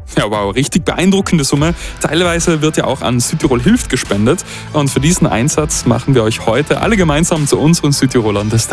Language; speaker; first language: German; native; German